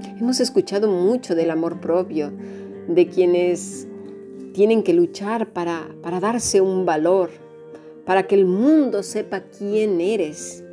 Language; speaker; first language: Spanish; native; Spanish